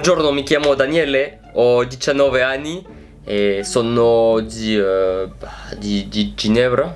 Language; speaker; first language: Italian; non-native, learner; French